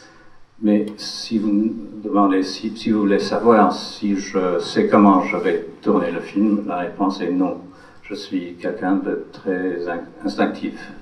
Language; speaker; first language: French; non-native, fluent; English